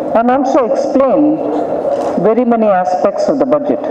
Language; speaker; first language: English; non-native, local second language; Tamil